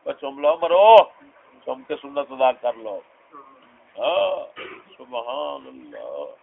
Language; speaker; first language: Urdu; non-native, local second language; Punjabi